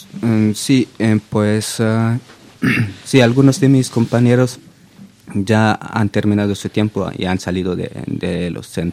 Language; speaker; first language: Spanish; non-native, fluent; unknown